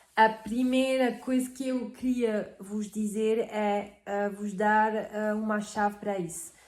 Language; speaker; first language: Portuguese; non-native, fluent; French